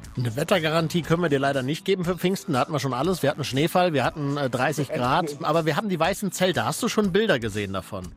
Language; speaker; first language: German; native; German